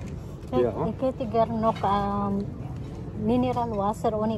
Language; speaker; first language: German; non-native, learner; Filipino